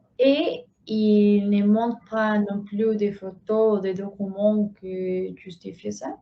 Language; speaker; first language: French; non-native, learner; Spanish